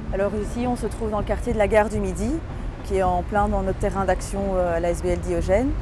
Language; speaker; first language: French; native; French